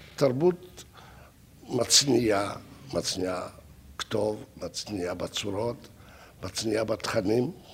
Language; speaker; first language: Hebrew; non-native, fluent; Russian